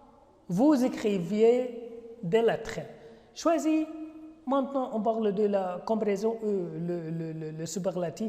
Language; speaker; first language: French; non-native, fluent; Arabic